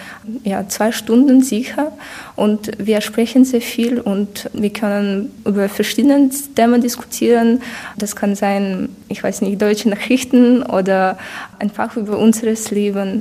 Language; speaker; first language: German; non-native, fluent; Ukrainian